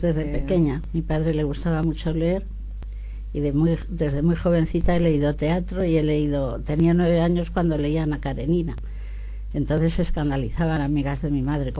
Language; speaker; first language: Spanish; native; Spanish